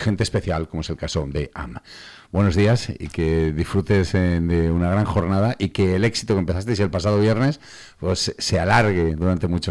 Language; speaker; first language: Spanish; native; Spanish